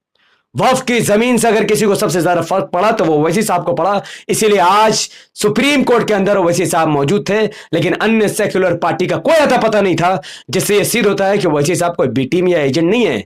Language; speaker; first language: Hindi; native; Hindi